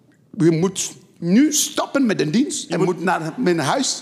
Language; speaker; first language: Dutch; non-native, learner; English